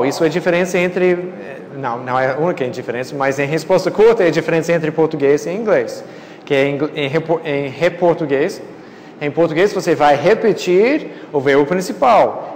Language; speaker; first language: Portuguese; non-native, fluent; English